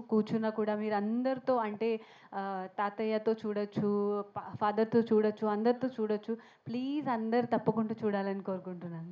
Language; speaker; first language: Telugu; non-native, learner; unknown